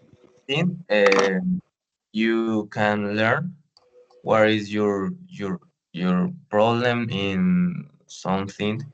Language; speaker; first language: English; non-native, learner; Spanish